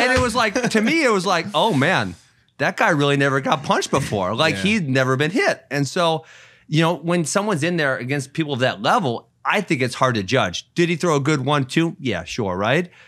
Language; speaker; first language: English; native; English